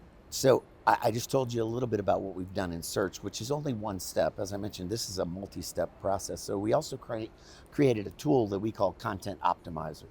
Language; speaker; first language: English; native; English